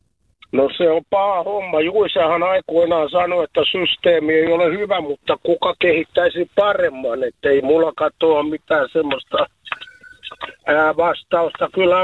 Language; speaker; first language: Finnish; native; Finnish